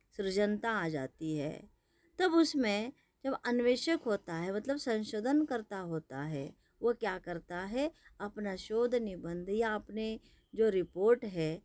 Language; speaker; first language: Hindi; non-native, local second language; Marathi